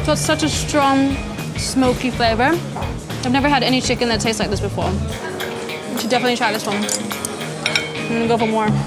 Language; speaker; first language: English; non-native, local second language; Cantonese